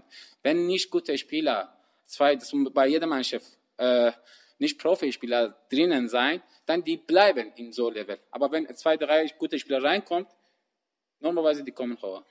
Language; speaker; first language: German; non-native, learner; Persian